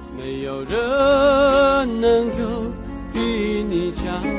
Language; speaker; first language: Chinese; native; Chinese